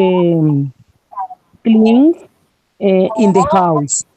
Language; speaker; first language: English; non-native, learner; Spanish